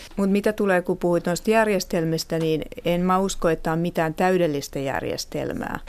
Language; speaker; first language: Finnish; native; Finnish